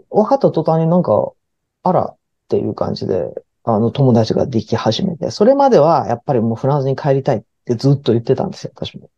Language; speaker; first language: Japanese; early bilingual, heritage; Japanese